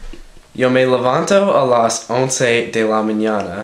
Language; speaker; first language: Spanish; non-native, learner; English